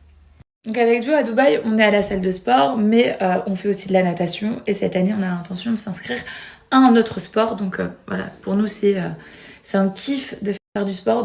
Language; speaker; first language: French; native; French